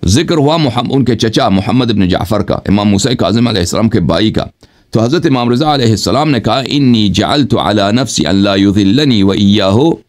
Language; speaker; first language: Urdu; non-native, fluent; Persian